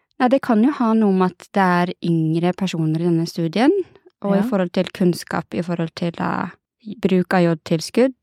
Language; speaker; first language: Norwegian; native; Norwegian